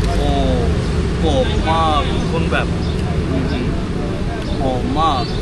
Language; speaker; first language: Thai; non-native, fluent; Urdu